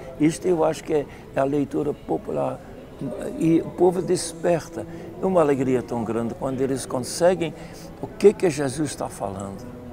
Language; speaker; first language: Portuguese; non-native, fluent; Dutch